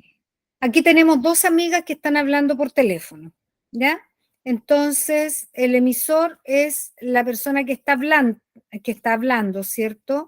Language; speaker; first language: Spanish; native; Spanish